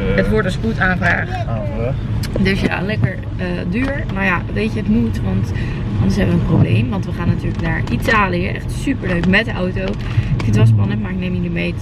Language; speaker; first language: Dutch; native; Dutch